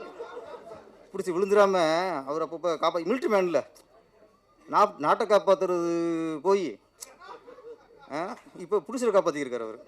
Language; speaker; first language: Tamil; native; Tamil